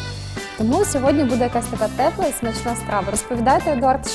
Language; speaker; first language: Ukrainian; native; Ukrainian